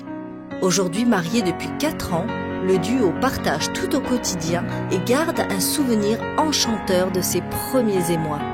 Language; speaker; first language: French; native; French